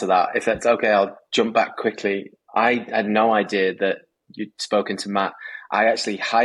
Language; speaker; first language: English; native; English